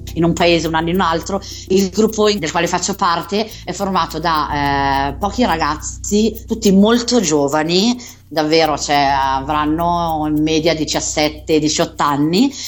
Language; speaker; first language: Italian; native; Italian